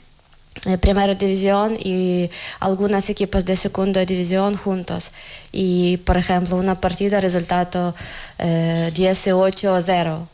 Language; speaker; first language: Spanish; non-native, learner; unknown